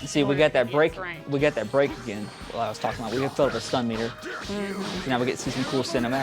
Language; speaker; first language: English; native; English